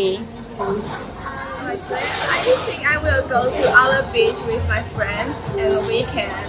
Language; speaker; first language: English; non-native, learner; Chinese